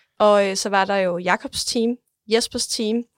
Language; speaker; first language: Danish; native; Danish